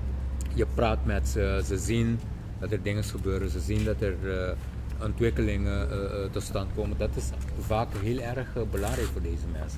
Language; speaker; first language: Dutch; non-native, local second language; Papiamento